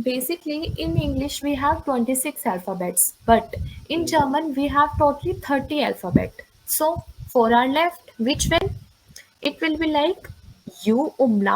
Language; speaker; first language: English; non-native, local second language; Hindi